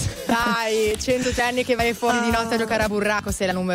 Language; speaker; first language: Italian; native; Italian